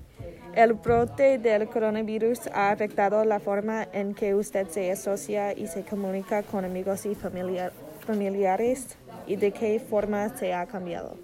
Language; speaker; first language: Spanish; non-native, learner; English